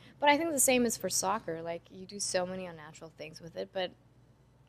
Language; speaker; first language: English; non-native, fluent; Dutch